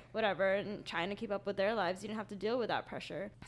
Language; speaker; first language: English; native; English